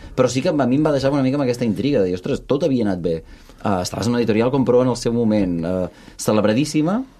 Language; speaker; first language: Catalan; early bilingual, other home language; Russian